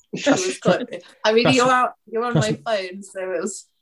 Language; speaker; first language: English; native; English